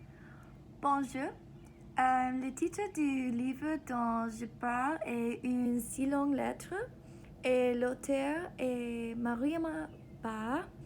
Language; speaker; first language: French; non-native, learner; English